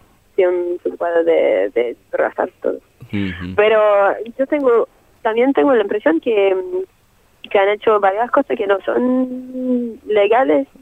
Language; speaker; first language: Spanish; non-native, fluent; French